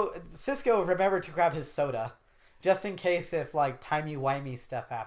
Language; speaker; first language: English; native; English